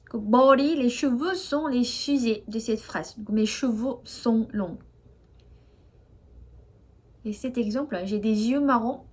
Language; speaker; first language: French; non-native, fluent; Korean